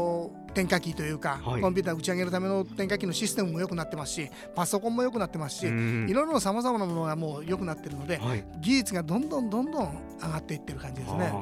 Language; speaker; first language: Japanese; native; Japanese